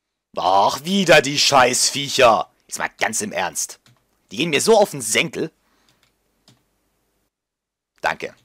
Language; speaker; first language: German; native; German